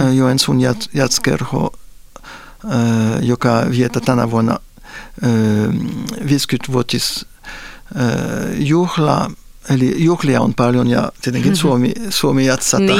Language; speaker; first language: Finnish; non-native, fluent; French